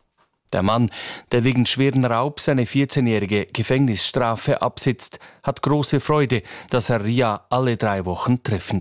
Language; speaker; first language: German; native; German